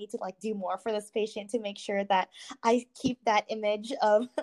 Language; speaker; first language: English; native; English